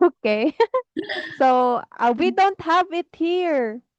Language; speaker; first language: English; non-native, fluent; Filipino